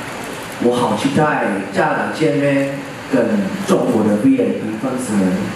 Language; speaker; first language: Chinese; non-native, learner; Korean